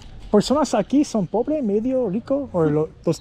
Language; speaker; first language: Spanish; non-native, learner; English